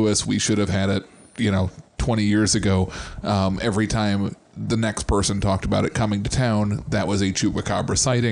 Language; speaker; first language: English; native; English